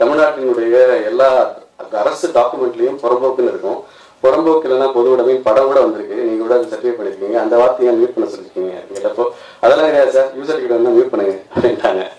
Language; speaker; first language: Tamil; native; Tamil